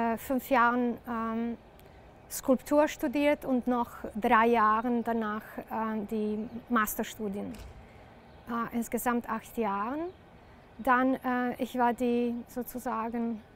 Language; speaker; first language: German; non-native, learner; Serbian